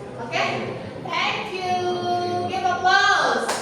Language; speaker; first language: English; non-native, learner; Indonesian